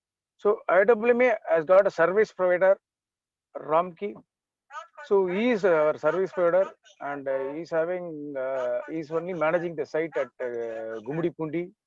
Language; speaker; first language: English; non-native, local second language; Tamil